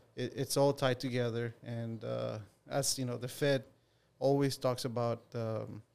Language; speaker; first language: English; non-native, fluent; Spanish